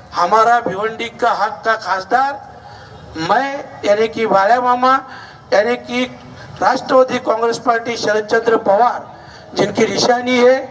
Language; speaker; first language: Hindi; non-native, local second language; Marathi